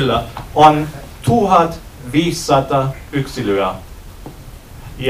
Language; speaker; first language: Finnish; non-native, learner; German